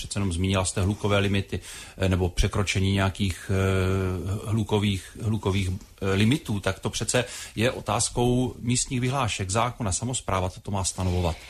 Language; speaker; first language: Czech; native; Czech